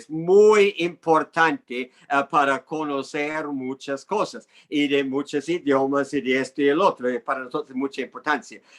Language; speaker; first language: Spanish; non-native, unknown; English